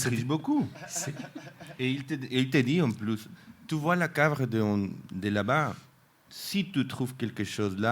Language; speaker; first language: French; non-native, fluent; Spanish